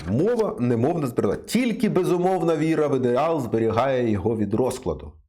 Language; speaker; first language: Ukrainian; native; Ukrainian